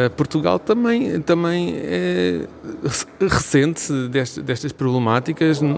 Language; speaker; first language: Portuguese; native; Portuguese